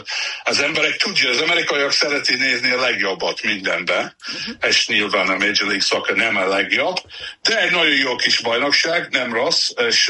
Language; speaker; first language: Hungarian; non-native, learner; English